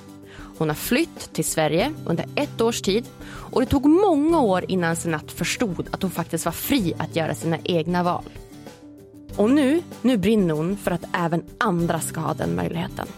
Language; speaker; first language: Swedish; native; Swedish